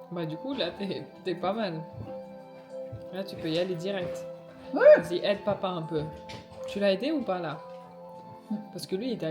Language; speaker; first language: French; native; French